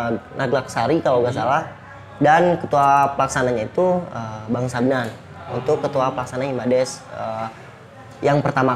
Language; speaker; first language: Indonesian; native; Indonesian